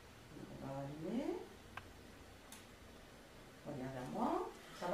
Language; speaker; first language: French; native; French